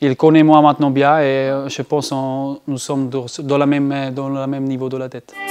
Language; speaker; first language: French; non-native, learner; German